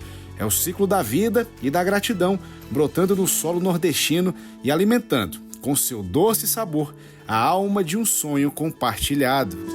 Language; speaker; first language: Portuguese; native; Portuguese